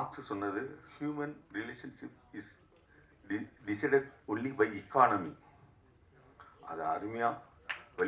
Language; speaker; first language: Tamil; native; Tamil